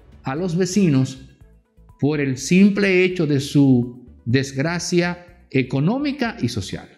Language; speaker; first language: Spanish; native; Spanish